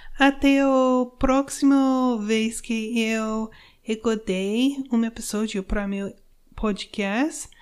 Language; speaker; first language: Portuguese; non-native, learner; English